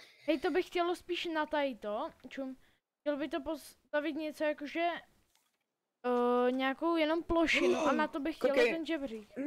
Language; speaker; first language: Czech; native; Czech